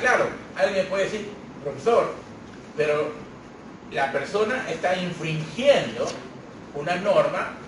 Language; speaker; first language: Spanish; native; Spanish